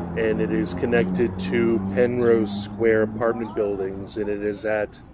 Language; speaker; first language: English; native; English